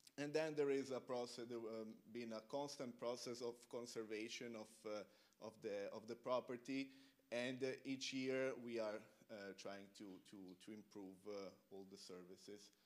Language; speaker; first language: English; non-native, fluent; Italian